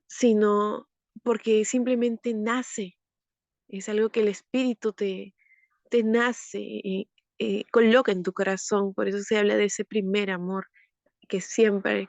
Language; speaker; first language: Spanish; native; Spanish